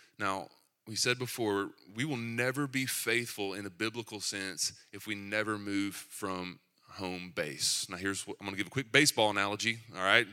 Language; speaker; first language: English; native; English